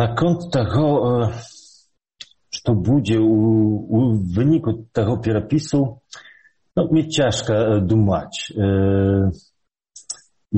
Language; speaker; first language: Belarusian; early bilingual, heritage; Polish